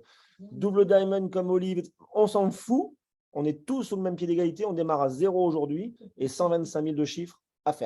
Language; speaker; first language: French; native; French